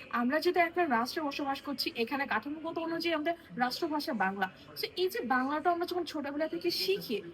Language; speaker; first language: Bangla; non-native, local second language; Marma